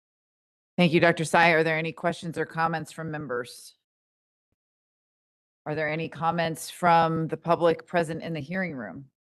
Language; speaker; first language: English; native; English